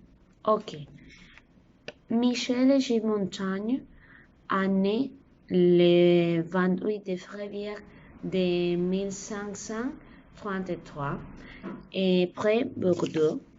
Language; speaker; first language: French; non-native, learner; Spanish